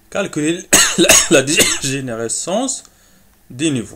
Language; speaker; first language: French; non-native, local second language; Arabic